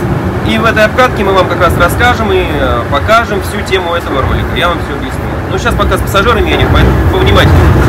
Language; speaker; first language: Russian; native; Russian